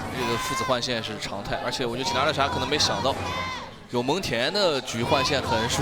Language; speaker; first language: Chinese; native; Chinese